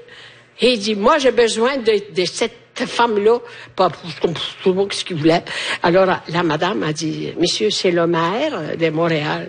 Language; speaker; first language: French; non-native, fluent; Italian